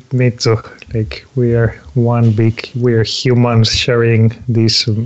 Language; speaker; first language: English; non-native, fluent; Spanish